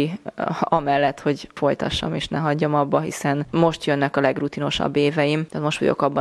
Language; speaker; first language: Hungarian; native; Hungarian